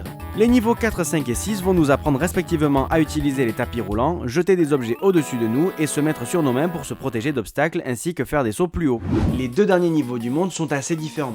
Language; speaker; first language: French; native; French